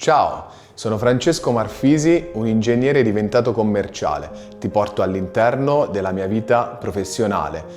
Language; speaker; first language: Italian; native; Italian